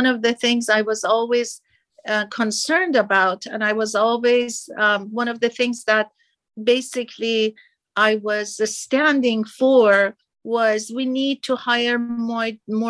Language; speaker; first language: English; non-native, fluent; Persian